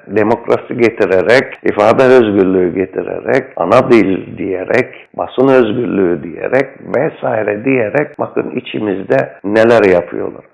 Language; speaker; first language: Turkish; native; Turkish